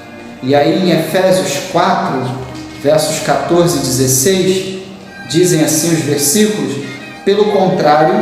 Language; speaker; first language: Portuguese; native; Portuguese